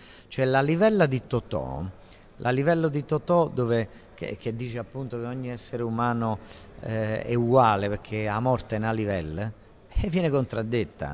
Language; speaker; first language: Italian; native; Italian